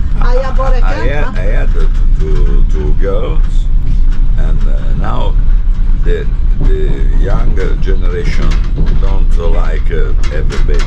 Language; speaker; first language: English; non-native, learner; Italian